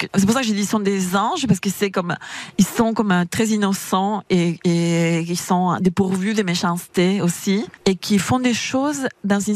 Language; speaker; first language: French; non-native, fluent; Spanish